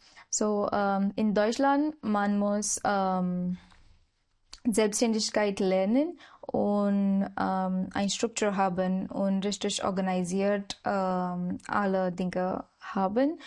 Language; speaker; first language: German; non-native, learner; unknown